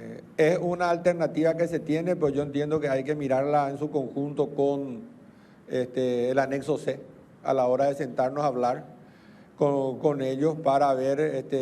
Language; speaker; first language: Spanish; native; Spanish